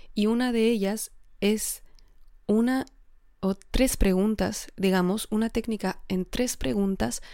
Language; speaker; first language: Spanish; non-native, fluent; French